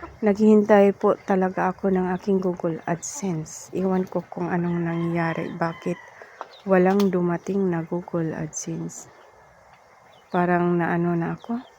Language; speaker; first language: Filipino; non-native, local second language; Cebuano